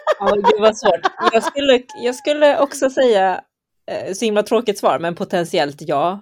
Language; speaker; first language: Swedish; early bilingual, other home language; Chinese